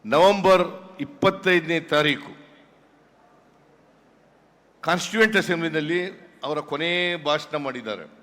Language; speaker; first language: Kannada; native; Kannada